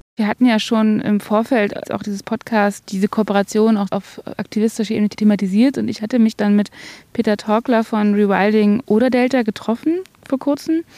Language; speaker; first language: German; native; German